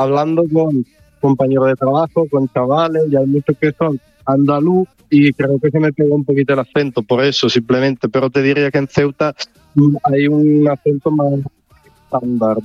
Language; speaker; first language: Spanish; non-native, fluent; Italian